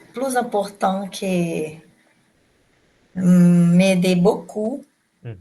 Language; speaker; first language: French; non-native, learner; Portuguese